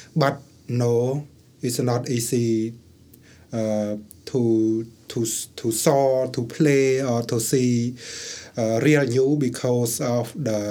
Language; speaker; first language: English; non-native, learner; Khmer